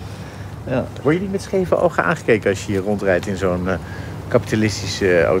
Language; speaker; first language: Dutch; native; Dutch